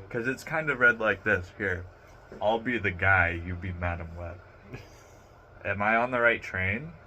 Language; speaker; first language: English; native; English